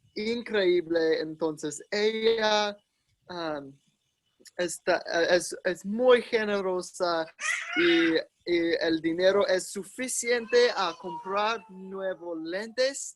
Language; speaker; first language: Spanish; non-native, learner; English